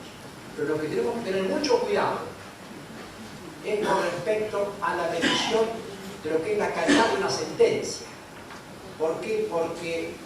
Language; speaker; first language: Spanish; native; Spanish